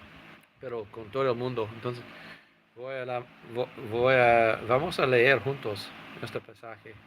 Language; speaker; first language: Spanish; non-native, fluent; English